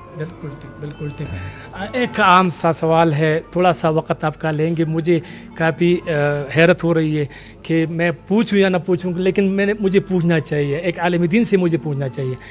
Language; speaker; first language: Urdu; non-native, local second language; Pashto